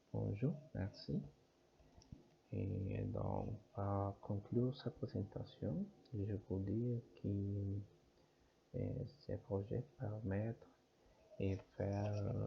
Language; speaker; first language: French; non-native, learner; Spanish